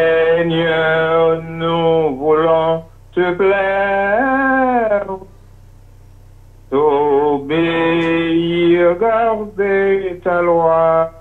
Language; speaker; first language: French; non-native, local second language; Haitian Creole